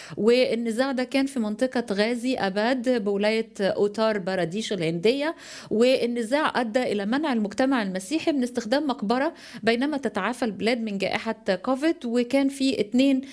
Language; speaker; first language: Arabic; native; Arabic